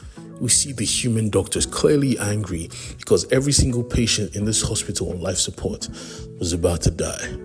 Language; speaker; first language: English; native; English